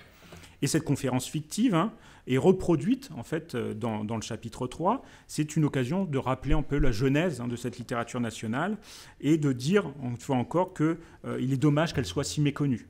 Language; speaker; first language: French; native; French